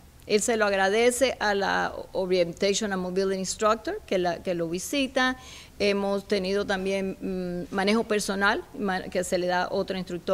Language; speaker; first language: Spanish; native; Spanish